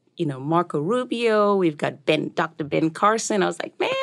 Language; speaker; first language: English; non-native, local second language; Shona